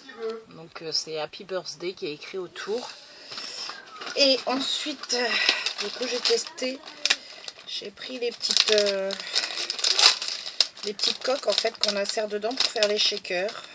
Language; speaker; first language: French; native; French